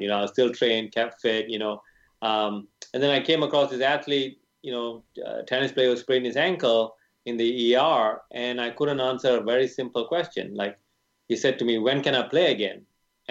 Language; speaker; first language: English; non-native, local second language; Tamil